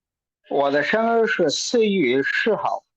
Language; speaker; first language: Chinese; non-native, learner; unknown